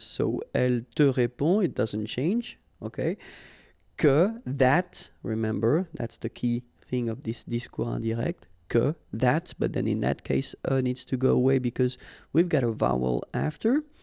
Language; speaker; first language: English; non-native, fluent; French